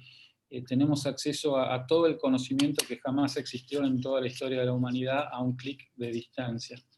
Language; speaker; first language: Spanish; native; Spanish